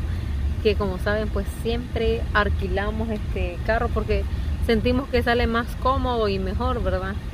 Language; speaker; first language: Spanish; native; Spanish